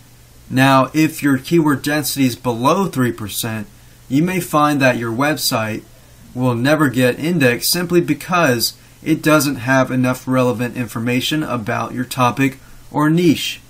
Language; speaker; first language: English; native; English